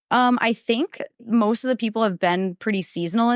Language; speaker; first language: English; native; English